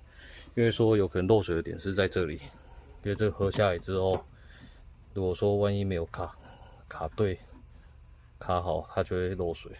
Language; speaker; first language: Chinese; native; Chinese